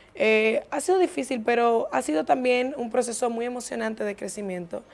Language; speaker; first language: Spanish; native; Spanish